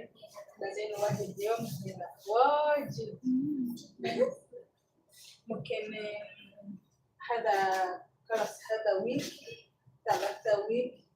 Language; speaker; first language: Arabic; non-native, learner; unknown